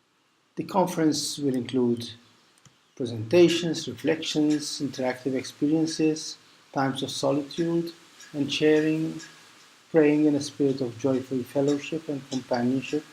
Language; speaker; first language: English; non-native, local second language; Maltese